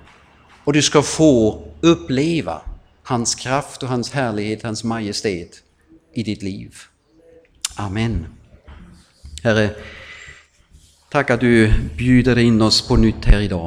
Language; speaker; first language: Swedish; non-native, fluent; German